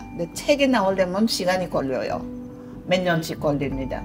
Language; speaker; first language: Korean; early bilingual, heritage; Korean